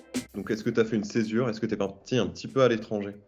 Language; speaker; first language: French; native; French